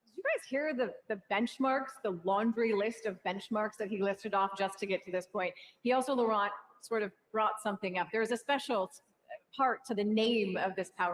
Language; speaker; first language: English; native; English